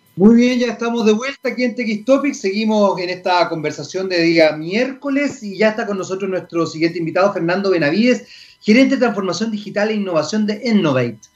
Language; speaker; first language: Spanish; native; Spanish